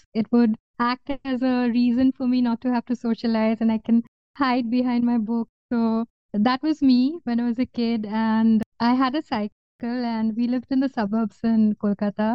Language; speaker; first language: English; non-native, local second language; Bangla